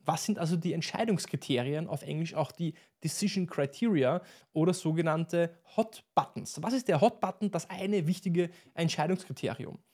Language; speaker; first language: German; native; German